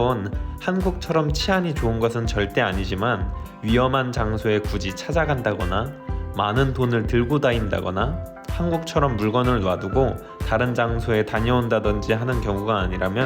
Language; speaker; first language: Korean; native; Korean